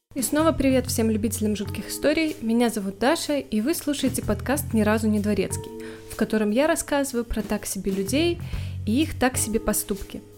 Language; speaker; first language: Russian; native; Russian